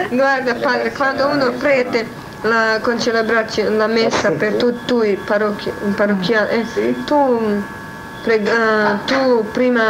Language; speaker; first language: Italian; non-native, learner; Croatian